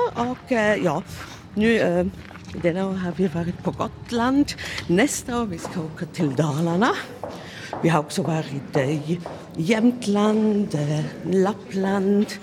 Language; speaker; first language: Swedish; non-native, learner; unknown